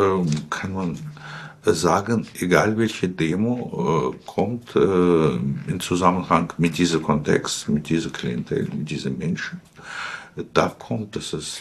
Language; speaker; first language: German; non-native, fluent; Russian